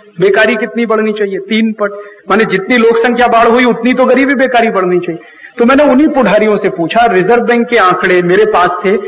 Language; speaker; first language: Hindi; native; Hindi